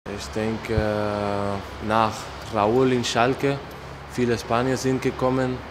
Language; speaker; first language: German; non-native, learner; Spanish